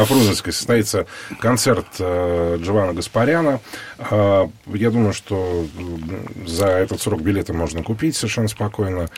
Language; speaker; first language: Russian; native; Russian